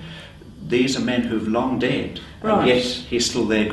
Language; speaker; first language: English; native; English